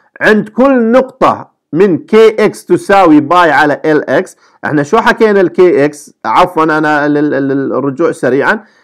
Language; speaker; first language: Arabic; native; Arabic